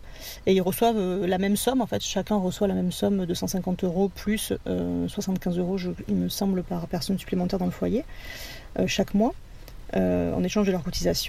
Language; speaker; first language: French; native; French